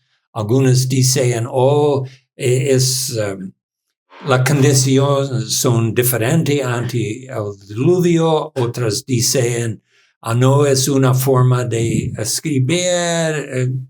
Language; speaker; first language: Spanish; non-native, learner; English